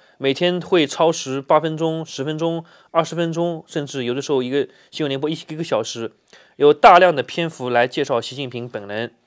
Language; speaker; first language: Chinese; native; Chinese